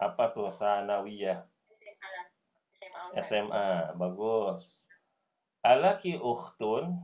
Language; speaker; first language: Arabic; non-native, fluent; Indonesian